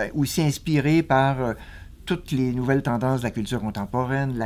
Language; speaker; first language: French; native; French